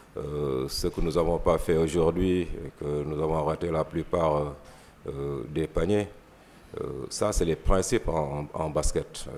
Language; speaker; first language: French; non-native, local second language; Wolof